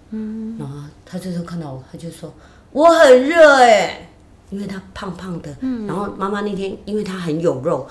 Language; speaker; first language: Chinese; native; Chinese